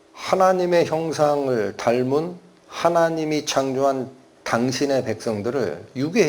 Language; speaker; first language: Korean; native; Korean